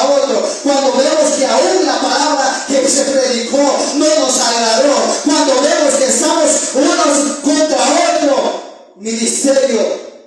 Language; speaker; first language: Spanish; native; Spanish